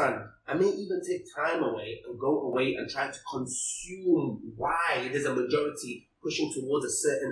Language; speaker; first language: English; early bilingual, other home language; Cantonese